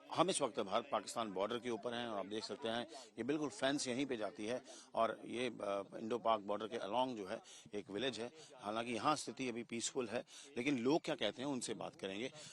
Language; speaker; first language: Hindi; non-native, local second language; Punjabi